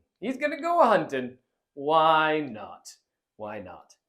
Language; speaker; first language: English; native; English